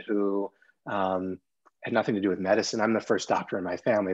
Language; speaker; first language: English; native; English